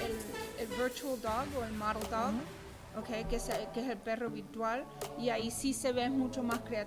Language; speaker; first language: Spanish; early bilingual, other home language; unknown